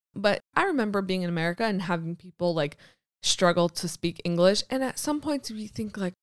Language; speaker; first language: English; native; English